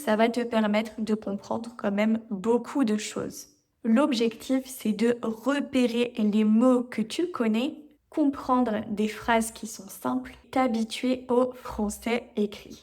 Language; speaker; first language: French; native; French